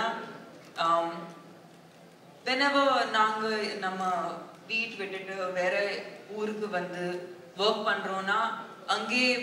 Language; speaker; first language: Tamil; non-native, fluent; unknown